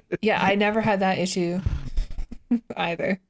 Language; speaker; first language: English; native; English